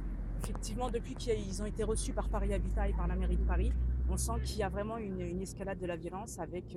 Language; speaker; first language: French; native; French